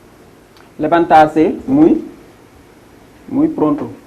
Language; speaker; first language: Spanish; non-native, fluent; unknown